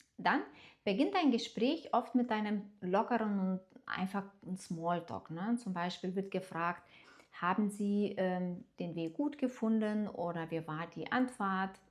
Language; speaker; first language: German; non-native, fluent; Lithuanian